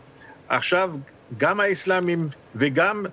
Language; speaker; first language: Hebrew; non-native, fluent; French